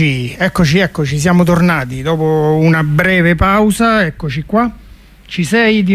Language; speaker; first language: Italian; native; Italian